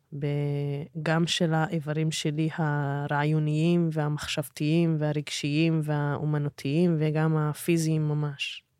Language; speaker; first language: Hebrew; non-native, local second language; Arabic